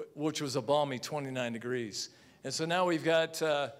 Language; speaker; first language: English; native; English